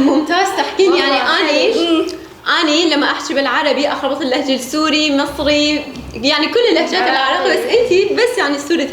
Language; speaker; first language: Arabic; non-native, fluent; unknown